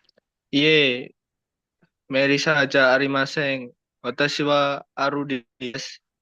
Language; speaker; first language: Japanese; non-native, learner; Indonesian